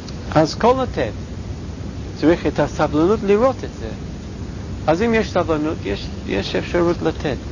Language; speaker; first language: Hebrew; non-native, fluent; English